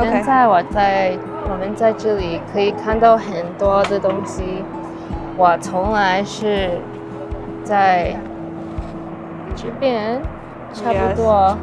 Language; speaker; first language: Chinese; non-native, learner; English